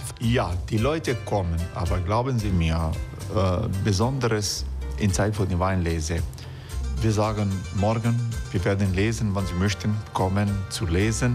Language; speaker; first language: German; non-native, learner; Croatian